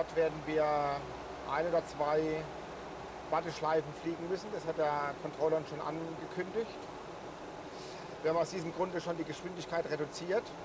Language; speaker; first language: German; native; German